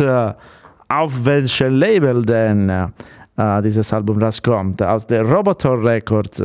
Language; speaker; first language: German; non-native, fluent; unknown